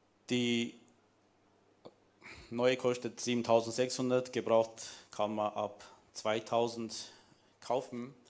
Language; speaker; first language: German; non-native, fluent; Armenian